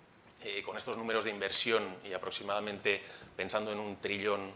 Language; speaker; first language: Spanish; native; Spanish